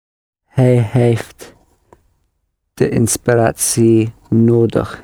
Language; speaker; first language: Dutch; non-native, learner; English